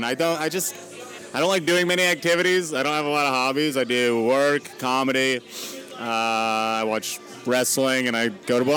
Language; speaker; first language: English; native; English